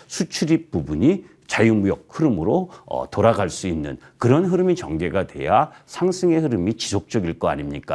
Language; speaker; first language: Korean; native; Korean